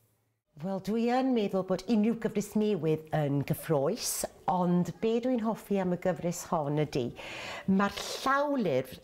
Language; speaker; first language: Welsh; native; Welsh